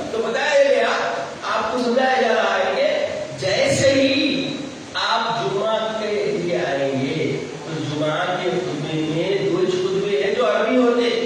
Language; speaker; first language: Urdu; native; Urdu